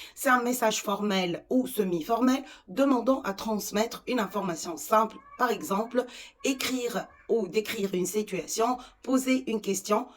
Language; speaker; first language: French; non-native, fluent; Arabic